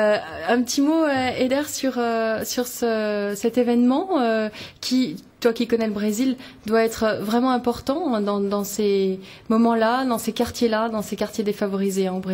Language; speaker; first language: French; native; French